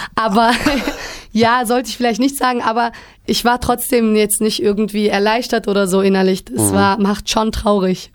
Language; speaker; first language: German; early bilingual, other home language; Turkish